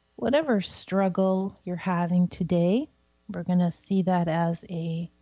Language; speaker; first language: English; native; English